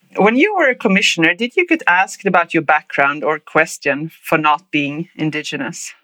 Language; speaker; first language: English; non-native, fluent; Swedish